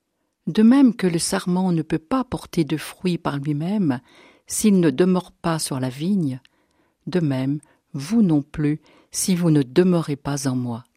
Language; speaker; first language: French; native; French